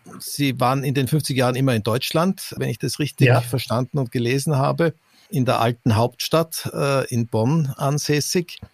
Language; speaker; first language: German; native; German